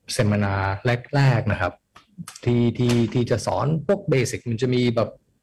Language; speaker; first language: Thai; early bilingual, heritage; Thai